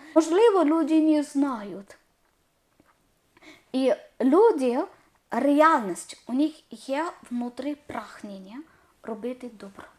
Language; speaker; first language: Ukrainian; non-native, learner; Malayalam